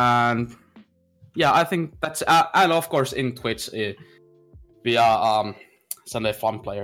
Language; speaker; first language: English; non-native, fluent; Finnish